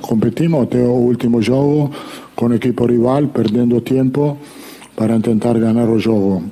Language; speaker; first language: Portuguese; non-native, learner; Italian